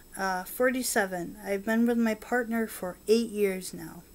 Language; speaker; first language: English; native; English